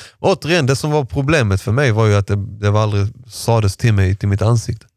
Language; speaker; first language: Swedish; early bilingual, other home language; Persian